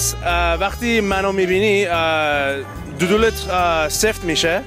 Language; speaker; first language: Persian; early bilingual, heritage; Persian